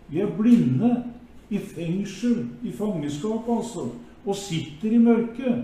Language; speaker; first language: Norwegian; native; Norwegian